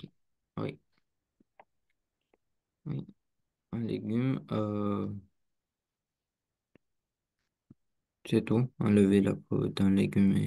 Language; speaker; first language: French; non-native, learner; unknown